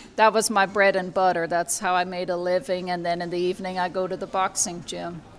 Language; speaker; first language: English; native; English